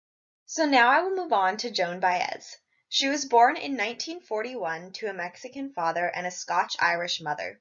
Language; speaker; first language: English; native; English